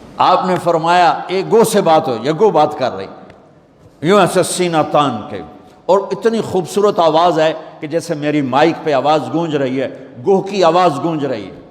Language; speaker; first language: Urdu; non-native, local second language; Punjabi